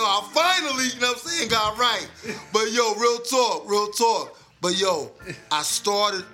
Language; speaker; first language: English; native; English